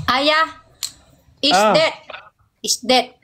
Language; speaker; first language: English; non-native, learner; Indonesian